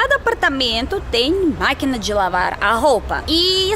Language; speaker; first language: Portuguese; non-native, fluent; Russian